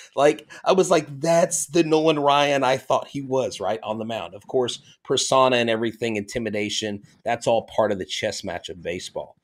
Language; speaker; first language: English; native; English